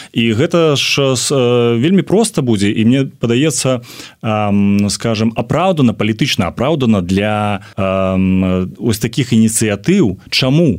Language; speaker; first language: Belarusian; native; Belarusian